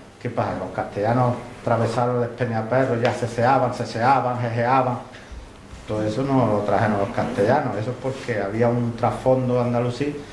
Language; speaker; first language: Spanish; native; Spanish